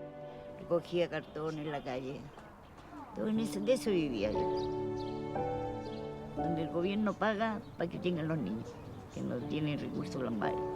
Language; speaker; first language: Spanish; native; Spanish